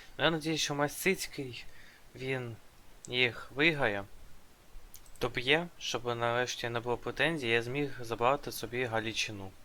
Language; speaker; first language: Ukrainian; non-native, local second language; Russian